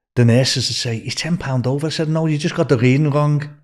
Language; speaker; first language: English; native; English